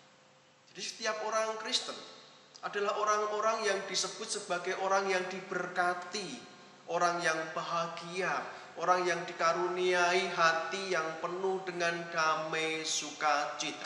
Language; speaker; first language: Indonesian; native; Indonesian